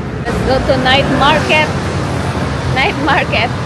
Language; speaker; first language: English; non-native, local second language; Filipino